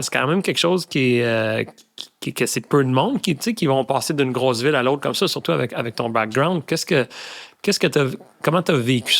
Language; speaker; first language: French; native; French